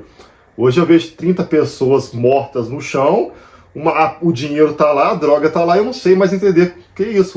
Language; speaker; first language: Portuguese; native; Portuguese